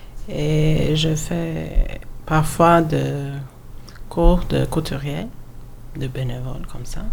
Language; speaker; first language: French; non-native, learner; Albanian